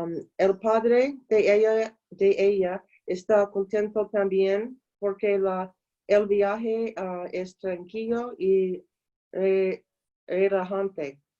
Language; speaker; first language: Spanish; non-native, learner; English